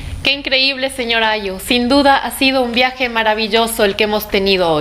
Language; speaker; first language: Spanish; native; Spanish